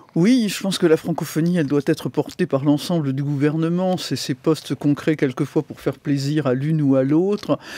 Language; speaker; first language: French; native; French